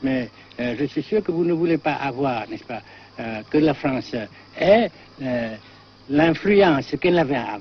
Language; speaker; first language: French; non-native, local second language; Vietnamese